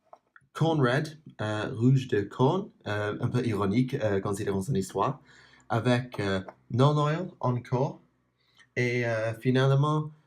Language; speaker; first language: French; non-native, learner; English